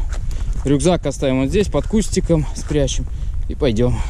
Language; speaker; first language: Russian; native; Russian